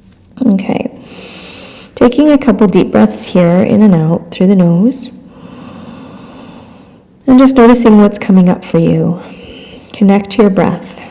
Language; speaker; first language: English; native; English